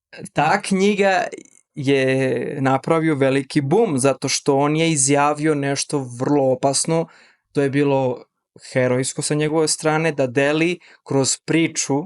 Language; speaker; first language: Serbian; early bilingual, heritage; Serbian